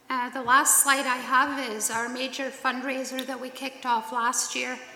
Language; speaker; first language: English; native; English